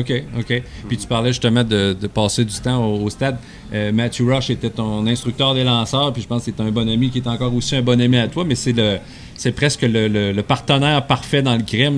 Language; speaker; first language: French; native; French